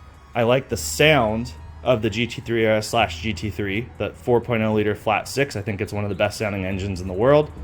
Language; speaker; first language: English; native; English